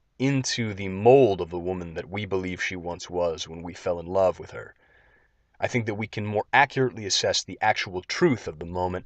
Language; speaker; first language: English; native; English